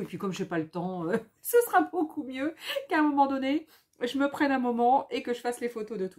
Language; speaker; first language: French; native; French